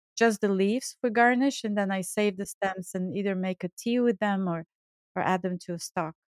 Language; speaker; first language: English; non-native, fluent; Bulgarian